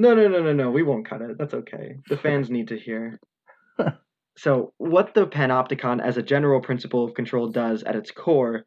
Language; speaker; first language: English; native; English